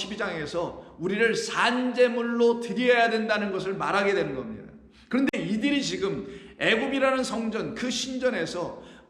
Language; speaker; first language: Korean; native; Korean